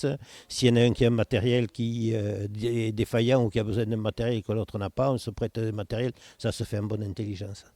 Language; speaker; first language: French; native; French